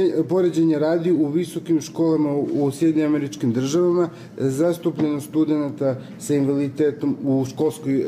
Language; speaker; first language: Serbian; native; Serbian